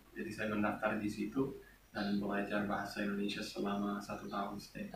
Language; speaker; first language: Indonesian; non-native, fluent; Spanish